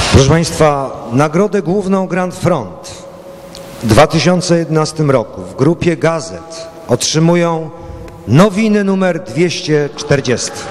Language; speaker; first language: Polish; native; Polish